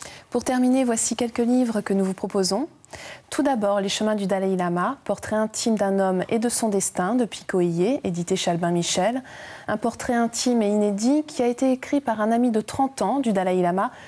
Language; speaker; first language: French; native; French